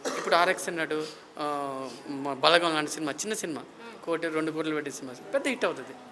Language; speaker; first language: Telugu; native; Telugu